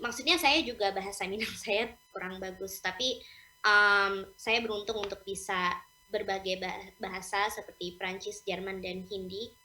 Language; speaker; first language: Indonesian; non-native, local second language; English